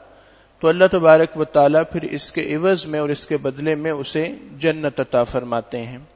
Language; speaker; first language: Urdu; native; Urdu